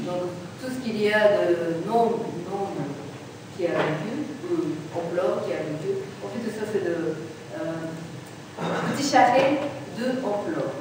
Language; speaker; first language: French; non-native, learner; Japanese